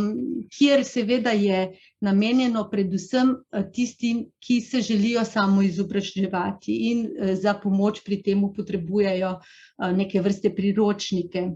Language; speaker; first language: Slovenian; native; Slovenian